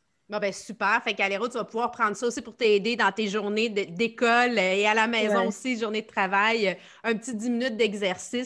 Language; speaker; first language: French; native; French